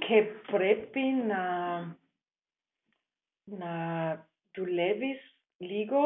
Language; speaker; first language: Greek; non-native, fluent; German